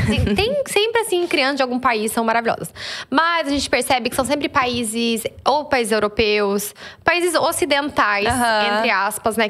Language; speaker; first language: Portuguese; native; Portuguese